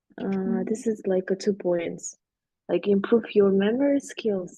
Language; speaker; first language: English; non-native, learner; Russian